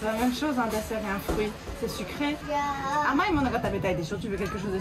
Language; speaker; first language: French; native; French